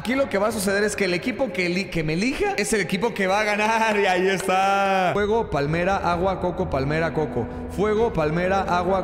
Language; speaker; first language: Spanish; native; Spanish